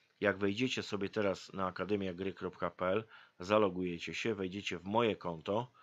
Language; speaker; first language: Polish; native; Polish